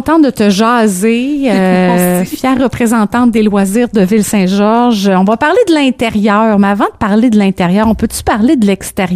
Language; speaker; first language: French; native; French